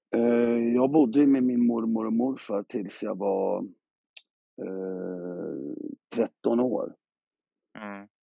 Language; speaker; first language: Swedish; native; Swedish